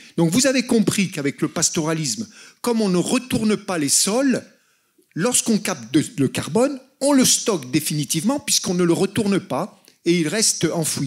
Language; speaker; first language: French; native; French